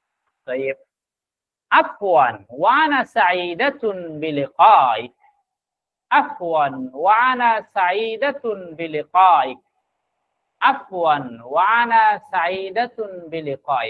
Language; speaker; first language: Arabic; non-native, fluent; Bangla